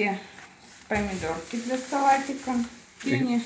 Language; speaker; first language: Russian; native; Russian